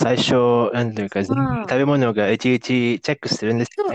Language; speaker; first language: Japanese; non-native, fluent; Indonesian